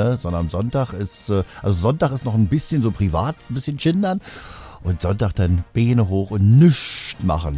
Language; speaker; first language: German; native; German